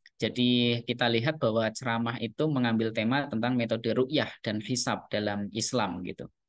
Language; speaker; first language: Indonesian; non-native, local second language; Javanese